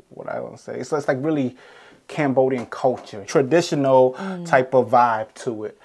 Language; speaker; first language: English; native; English